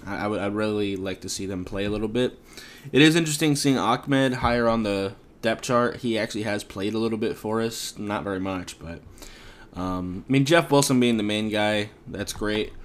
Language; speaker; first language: English; native; English